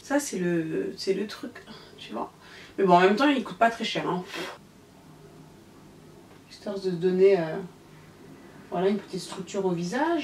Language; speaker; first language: French; native; French